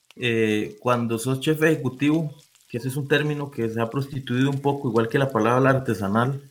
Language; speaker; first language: Spanish; native; Spanish